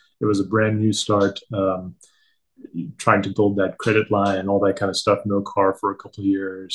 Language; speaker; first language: English; native; English